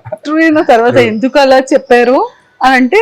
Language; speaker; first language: Telugu; native; Telugu